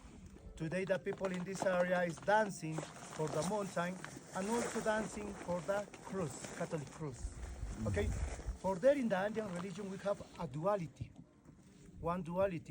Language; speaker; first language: English; non-native, learner; Spanish